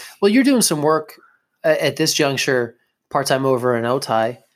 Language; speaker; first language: English; native; English